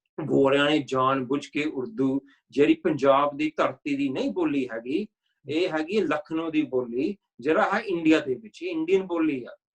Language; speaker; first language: Punjabi; early bilingual, heritage; Punjabi